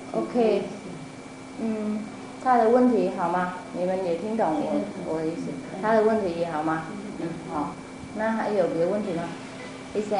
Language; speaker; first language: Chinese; non-native, fluent; Vietnamese